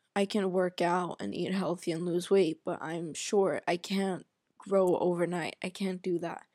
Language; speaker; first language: English; non-native, fluent; Arabic